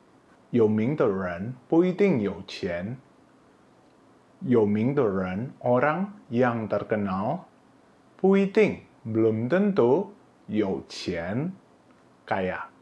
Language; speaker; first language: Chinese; non-native, local second language; Indonesian